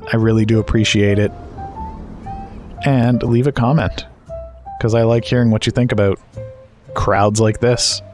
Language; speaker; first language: English; native; English